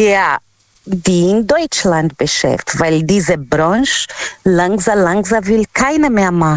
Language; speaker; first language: German; non-native, learner; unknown